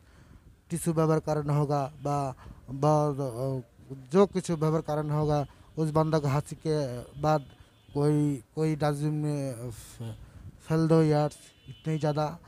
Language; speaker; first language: Hindi; non-native, learner; Bangla